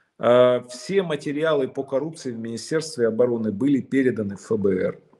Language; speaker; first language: Russian; native; Russian